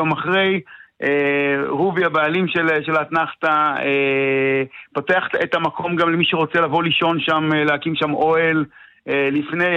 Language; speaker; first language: Hebrew; native; Hebrew